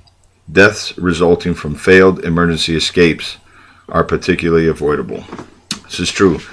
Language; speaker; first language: English; native; English